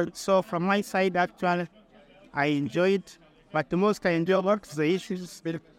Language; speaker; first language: English; non-native, local second language; Swahili